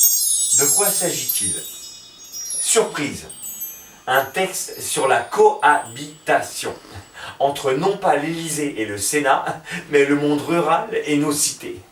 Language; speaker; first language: French; native; French